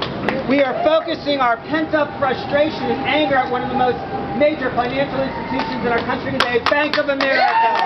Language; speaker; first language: English; native; English